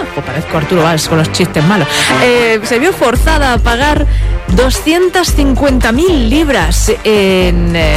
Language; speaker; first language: Spanish; native; Spanish